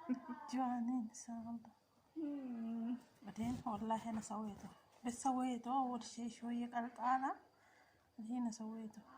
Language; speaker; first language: Arabic; non-native, learner; Oromo